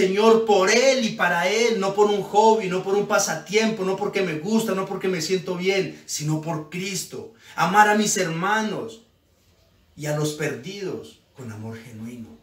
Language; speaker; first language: Spanish; native; Spanish